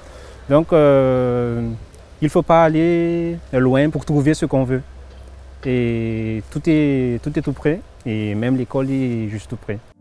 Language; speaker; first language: French; non-native, local second language; Malagasy